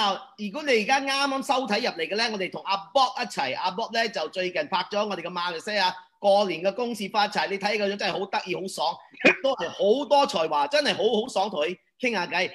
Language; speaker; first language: Cantonese; early bilingual, heritage; Cantonese